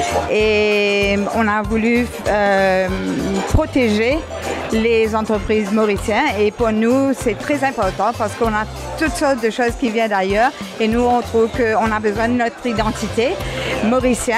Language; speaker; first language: French; non-native, local second language; Morisyen